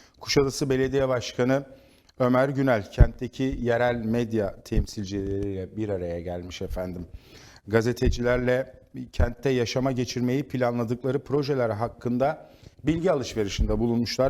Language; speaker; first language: Turkish; native; Turkish